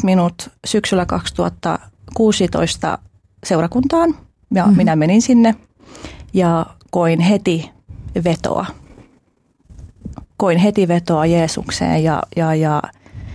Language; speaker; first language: Finnish; early bilingual, other home language; Albanian